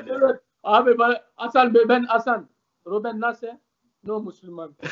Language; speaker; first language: Turkish; non-native, learner; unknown